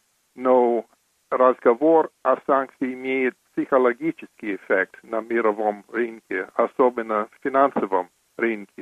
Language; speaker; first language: Russian; non-native, fluent; English